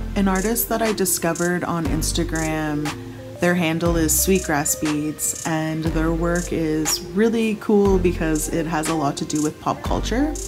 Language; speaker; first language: English; native; English